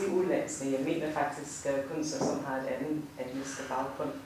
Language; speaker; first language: Danish; non-native, fluent; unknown